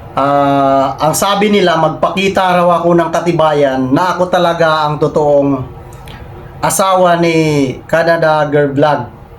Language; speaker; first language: Filipino; non-native, local second language; Cebuano